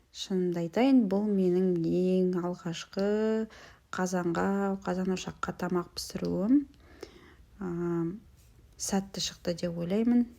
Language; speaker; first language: Kazakh; native; Kazakh